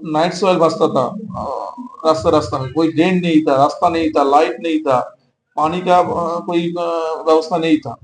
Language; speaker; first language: Hindi; non-native, local second language; Bangla